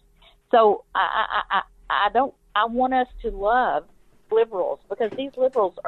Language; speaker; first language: English; native; English